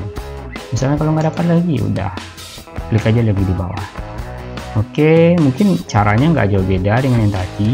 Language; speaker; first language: Indonesian; native; Indonesian